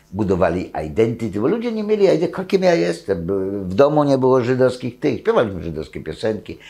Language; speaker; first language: Polish; native; Polish